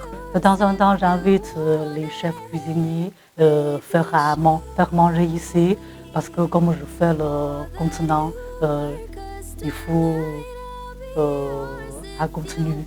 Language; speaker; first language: French; non-native, fluent; Chinese